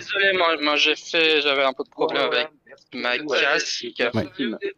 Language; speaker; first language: French; non-native, learner; Persian